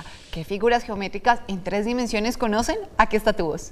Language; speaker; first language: Spanish; native; Spanish